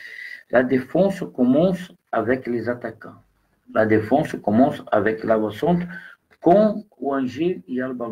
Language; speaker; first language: French; non-native, learner; Portuguese